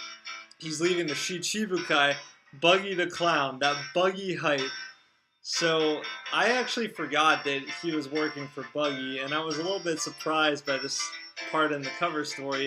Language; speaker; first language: English; native; English